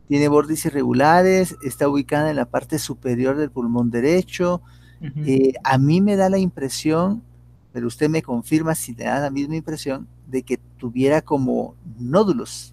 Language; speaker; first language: Spanish; native; Spanish